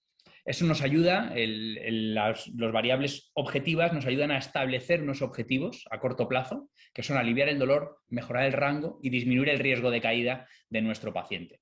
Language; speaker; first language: Spanish; native; Spanish